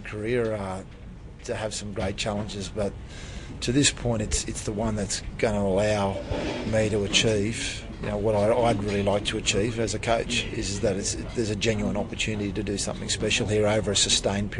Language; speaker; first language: English; native; English